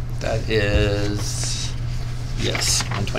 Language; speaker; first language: English; native; English